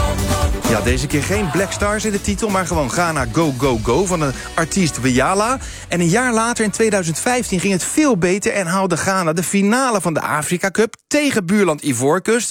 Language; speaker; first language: Dutch; native; Dutch